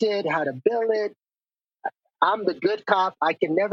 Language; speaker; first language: English; native; English